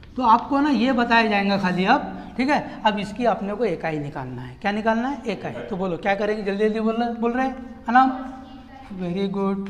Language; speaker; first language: Hindi; non-native, local second language; Urdu